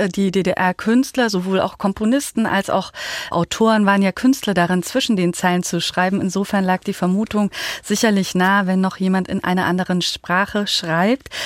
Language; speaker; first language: German; native; German